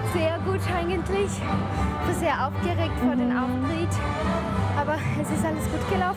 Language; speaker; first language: German; non-native, fluent; Portuguese